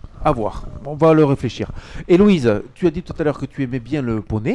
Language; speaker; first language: French; native; French